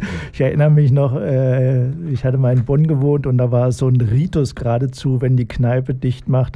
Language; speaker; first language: German; native; German